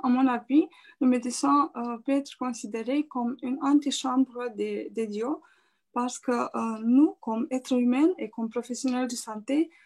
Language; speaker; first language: French; non-native, fluent; Romanian